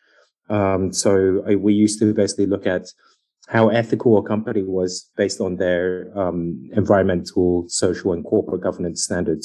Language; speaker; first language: English; native; English